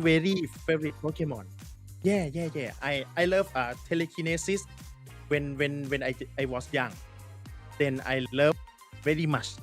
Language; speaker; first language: English; non-native, learner; Thai